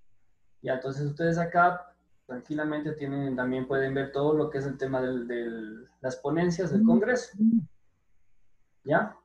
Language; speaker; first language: Spanish; native; Spanish